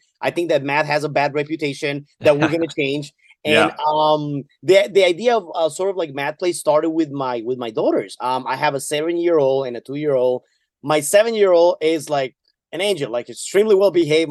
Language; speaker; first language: English; non-native, fluent; Spanish